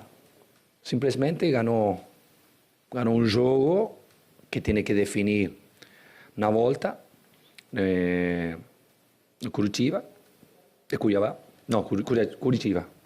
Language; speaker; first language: Portuguese; non-native, fluent; Spanish